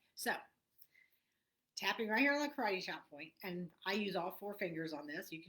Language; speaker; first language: English; native; English